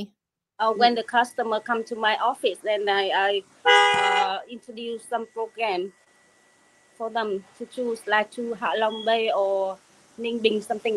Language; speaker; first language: English; non-native, learner; Vietnamese